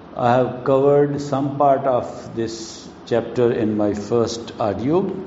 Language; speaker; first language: English; non-native, local second language; Urdu